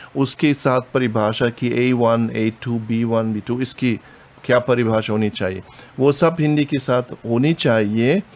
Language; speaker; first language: Hindi; non-native, fluent; German